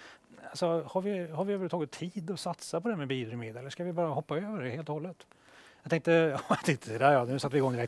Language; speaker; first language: Swedish; native; Swedish